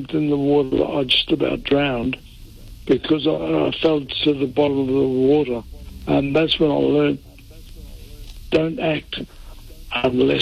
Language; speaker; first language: English; non-native, local second language; Italian